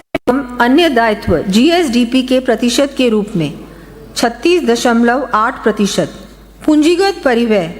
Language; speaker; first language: Hindi; native; Hindi